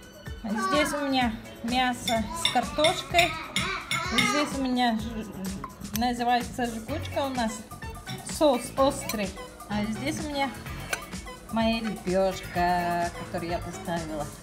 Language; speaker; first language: Russian; non-native, learner; Tajik